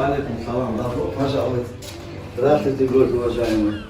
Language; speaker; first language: Russian; non-native, local second language; Uzbek